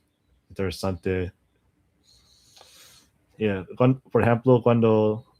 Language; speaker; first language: Spanish; non-native, learner; English